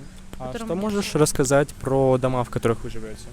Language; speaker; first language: Russian; native; Russian